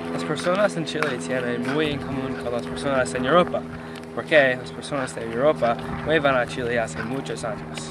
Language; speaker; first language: Spanish; non-native, learner; English